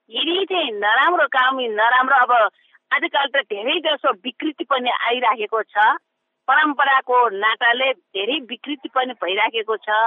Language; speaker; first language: Nepali; non-native, local second language; Newari